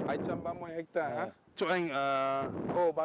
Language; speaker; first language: Vietnamese; non-native, learner; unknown